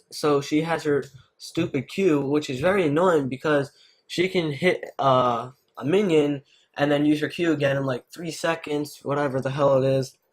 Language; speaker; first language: English; native; English